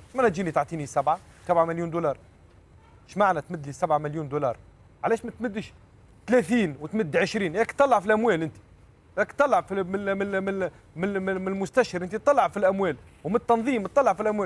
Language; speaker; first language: Arabic; native; Arabic